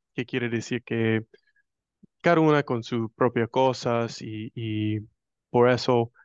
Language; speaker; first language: Spanish; non-native, fluent; English